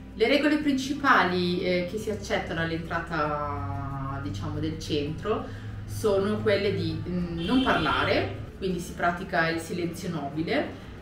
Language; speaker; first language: Italian; native; Italian